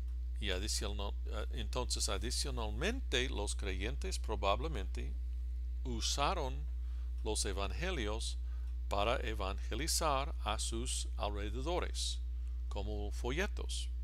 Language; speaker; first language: Spanish; non-native, fluent; English